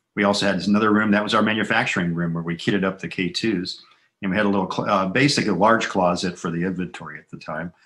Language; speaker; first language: English; native; English